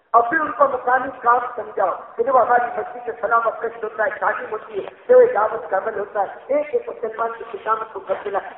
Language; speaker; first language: Urdu; native; Urdu